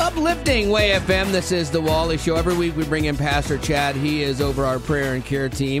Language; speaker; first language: English; native; English